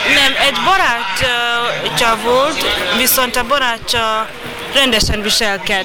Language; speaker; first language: Hungarian; non-native, learner; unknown